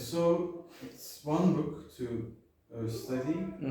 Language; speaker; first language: English; non-native, learner; Turkish